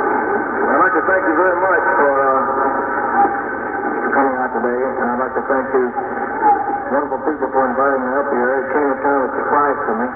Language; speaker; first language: English; native; English